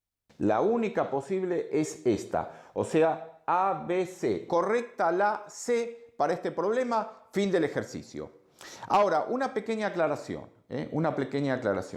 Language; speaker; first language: Spanish; native; Spanish